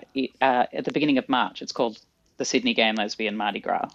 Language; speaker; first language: English; native; English